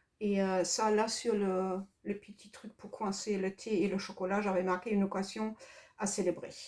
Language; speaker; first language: French; non-native, fluent; German